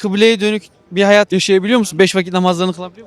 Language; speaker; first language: Turkish; native; Turkish